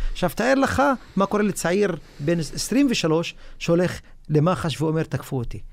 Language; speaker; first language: Hebrew; non-native, local second language; Arabic